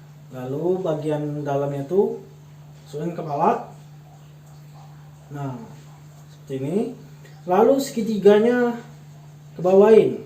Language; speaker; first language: Indonesian; native; Indonesian